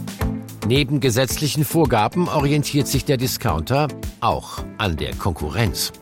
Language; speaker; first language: German; native; German